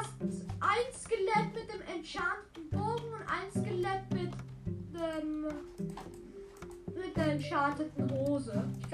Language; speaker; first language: German; native; German